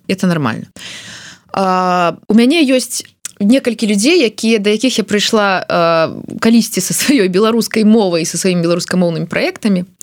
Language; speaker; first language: Belarusian; non-native, local second language; Russian